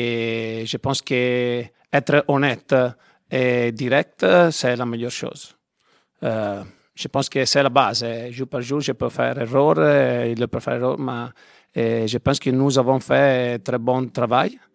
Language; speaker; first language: French; non-native, learner; Italian